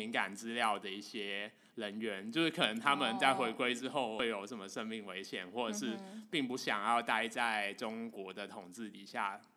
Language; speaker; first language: Chinese; non-native, local second language; Cantonese